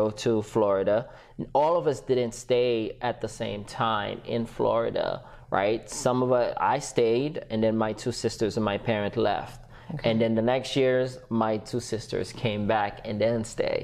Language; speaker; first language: English; non-native, fluent; Haitian Creole